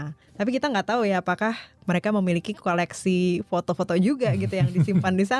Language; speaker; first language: Indonesian; native; Indonesian